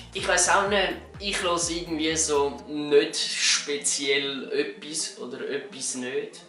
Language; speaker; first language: German; native; German